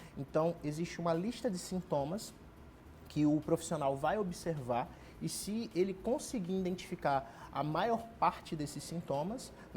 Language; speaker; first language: Portuguese; native; Portuguese